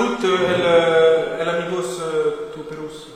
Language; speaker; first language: Spanish; non-native, learner; French